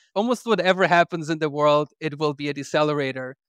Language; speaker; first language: English; non-native, fluent; German